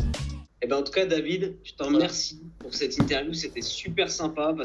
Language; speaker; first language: French; native; French